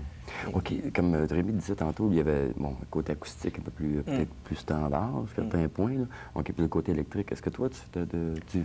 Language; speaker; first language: French; native; French